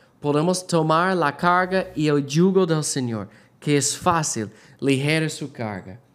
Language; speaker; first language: Spanish; non-native, learner; English